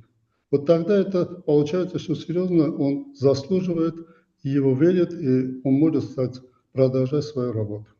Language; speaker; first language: Russian; non-native, fluent; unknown